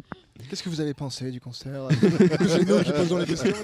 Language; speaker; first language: French; native; French